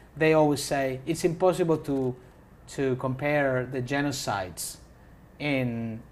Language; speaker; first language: English; non-native, fluent; Spanish